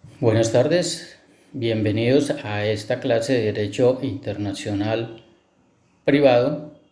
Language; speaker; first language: Spanish; native; Spanish